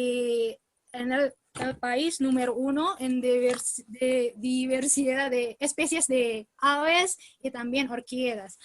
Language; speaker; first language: Spanish; non-native, learner; Indonesian